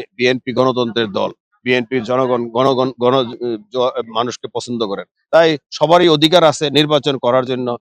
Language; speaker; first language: Bangla; native; Bangla